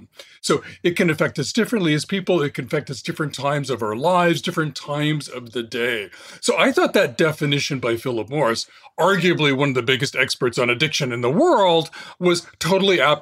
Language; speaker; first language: English; native; English